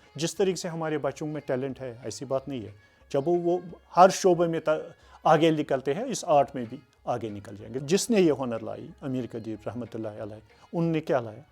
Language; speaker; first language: Urdu; non-native, local second language; Kashmiri